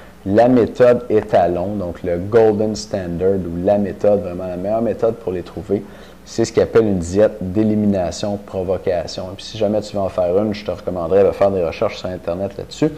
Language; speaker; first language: French; native; French